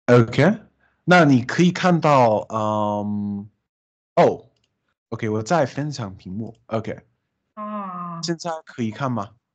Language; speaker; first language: Chinese; non-native, learner; English